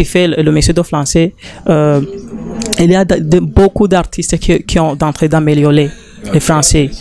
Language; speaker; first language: French; non-native, learner; Rundi